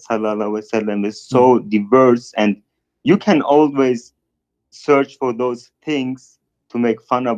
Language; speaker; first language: English; non-native, fluent; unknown